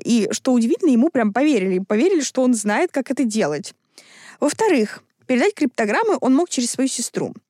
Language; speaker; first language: Russian; native; Russian